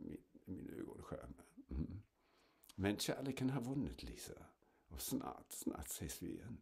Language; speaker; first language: Swedish; non-native, fluent; German